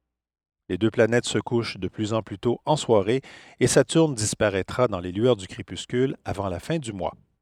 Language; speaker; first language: French; native; French